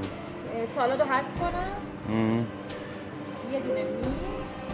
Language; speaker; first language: Persian; native; Persian